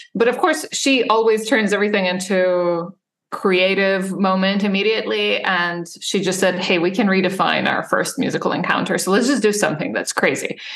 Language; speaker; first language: English; non-native, fluent; Serbian